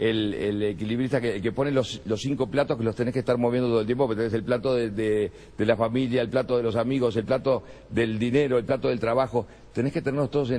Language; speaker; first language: Spanish; native; Spanish